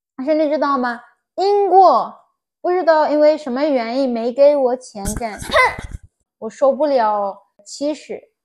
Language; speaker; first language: Chinese; non-native, fluent; Persian